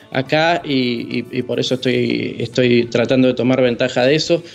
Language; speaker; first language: Spanish; native; Spanish